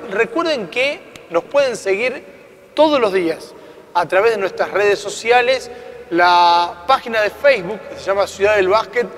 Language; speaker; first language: Spanish; native; Spanish